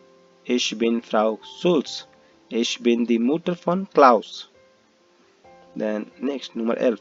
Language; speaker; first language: German; non-native, fluent; Hindi